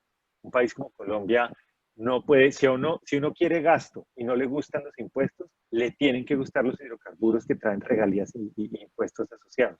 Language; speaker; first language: Spanish; native; Spanish